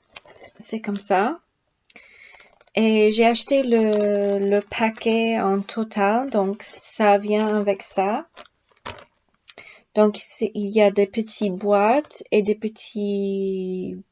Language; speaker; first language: French; non-native, learner; English